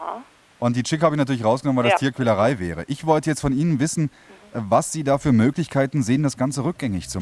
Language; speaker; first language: German; native; German